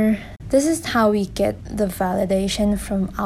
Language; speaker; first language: English; non-native, fluent; Thai